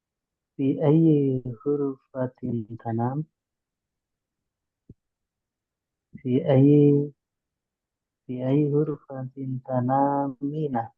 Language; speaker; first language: Arabic; non-native, learner; Indonesian